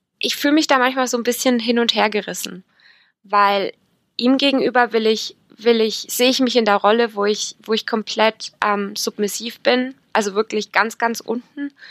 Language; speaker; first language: German; native; German